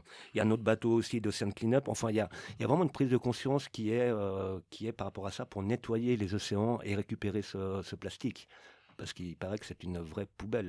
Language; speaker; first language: French; native; French